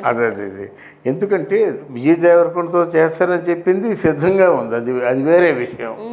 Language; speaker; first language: Telugu; native; Telugu